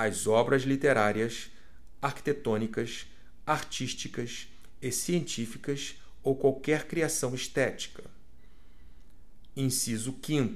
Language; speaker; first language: Portuguese; native; Portuguese